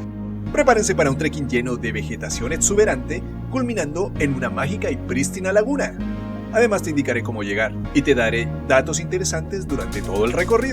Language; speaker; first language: Spanish; native; Spanish